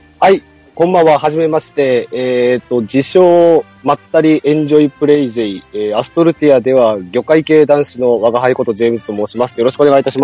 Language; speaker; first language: Japanese; native; Japanese